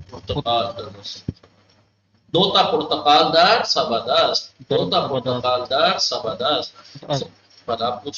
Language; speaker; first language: Persian; non-native, fluent; Urdu